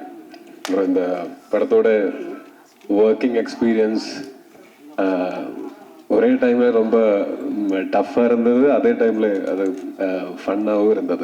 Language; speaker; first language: Tamil; non-native, learner; Malayalam